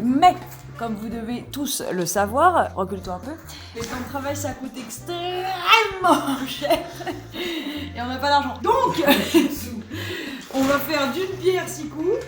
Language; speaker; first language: French; native; French